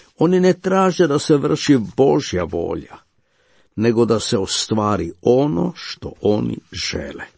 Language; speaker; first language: Croatian; native; Croatian